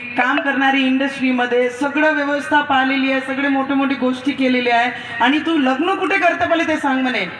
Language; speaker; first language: Marathi; non-native, local second language; Hindi